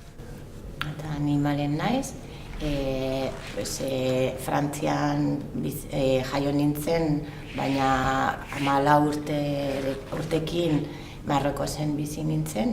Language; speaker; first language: Basque; non-native, learner; French